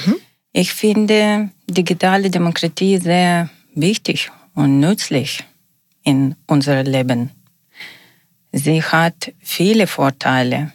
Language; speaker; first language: German; non-native, learner; Ukrainian